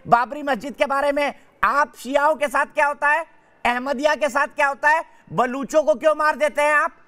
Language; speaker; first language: Hindi; native; Hindi